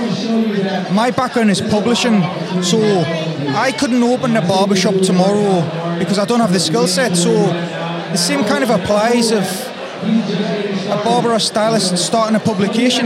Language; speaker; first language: English; native; English